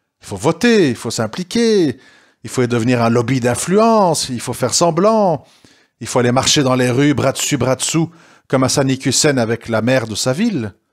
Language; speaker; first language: French; native; French